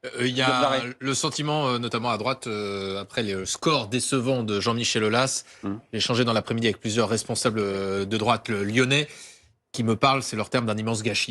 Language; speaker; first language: French; native; French